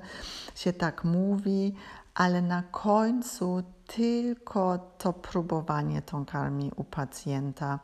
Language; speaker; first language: Polish; non-native, learner; German